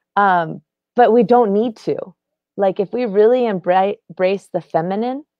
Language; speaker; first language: English; native; English